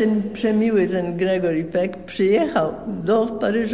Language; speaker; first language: Polish; early bilingual, heritage; French